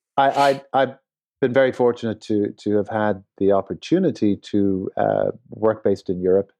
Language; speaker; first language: English; native; English